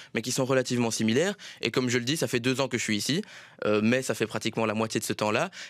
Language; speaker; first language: French; native; French